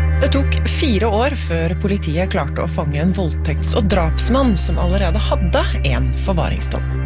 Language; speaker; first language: Norwegian; native; Norwegian